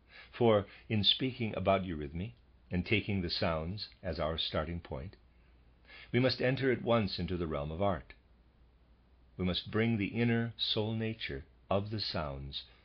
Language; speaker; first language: English; native; English